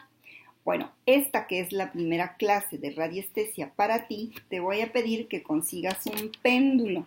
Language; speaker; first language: Spanish; native; Spanish